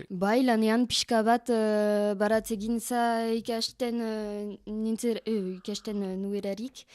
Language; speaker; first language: Basque; non-native, learner; French